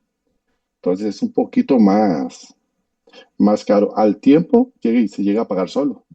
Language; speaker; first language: Spanish; native; Spanish